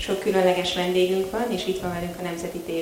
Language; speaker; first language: Hungarian; native; Hungarian